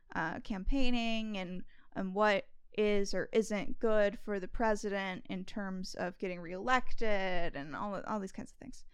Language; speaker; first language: English; native; English